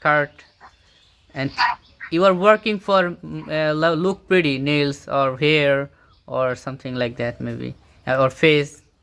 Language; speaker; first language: English; non-native, fluent; Bangla